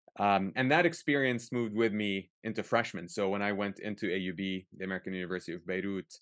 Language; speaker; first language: English; early bilingual, other home language; Arabic